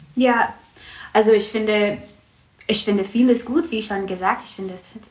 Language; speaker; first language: German; non-native, fluent; English